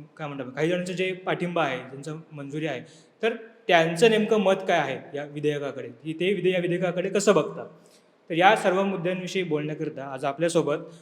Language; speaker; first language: Marathi; native; Marathi